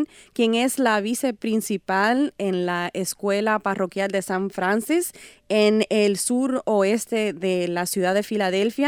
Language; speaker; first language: Spanish; native; Spanish